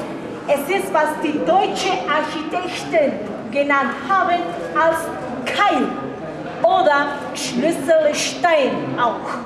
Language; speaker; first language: German; non-native, fluent; Spanish